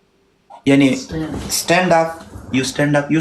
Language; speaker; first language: English; non-native, learner; Pashto